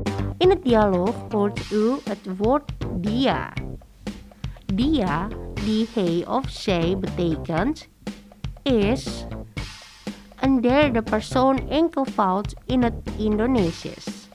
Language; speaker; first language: Dutch; non-native, learner; Indonesian